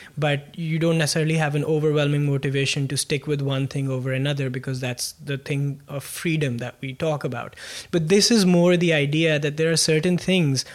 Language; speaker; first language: English; non-native, local second language; Punjabi